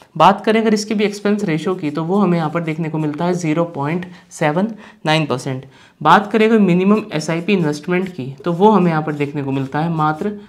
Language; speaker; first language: Hindi; native; Hindi